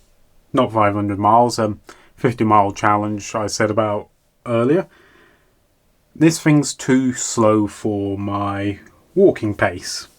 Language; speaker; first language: English; native; English